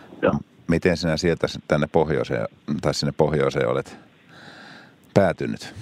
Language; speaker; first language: Finnish; native; Finnish